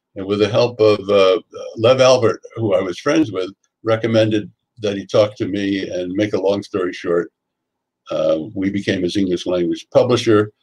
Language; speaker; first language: English; native; English